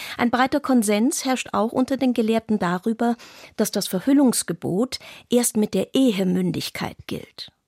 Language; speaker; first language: German; non-native, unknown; Arabic